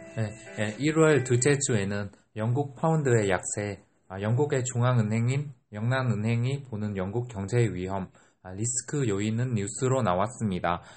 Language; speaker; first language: Korean; non-native, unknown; Vietnamese